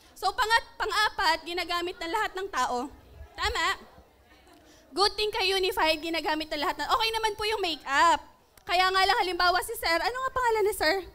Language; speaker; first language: Filipino; native; Filipino